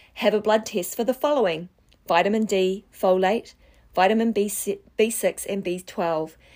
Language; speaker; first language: English; native; English